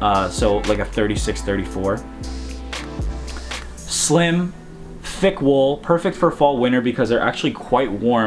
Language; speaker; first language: English; native; English